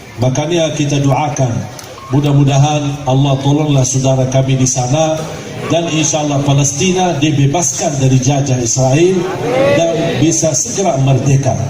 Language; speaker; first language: Malay; non-native, fluent; Arabic